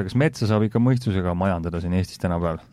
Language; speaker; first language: Estonian; native; Estonian